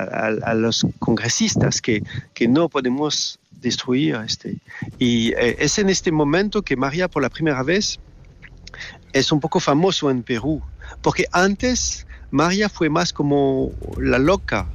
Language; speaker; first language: Spanish; non-native, learner; French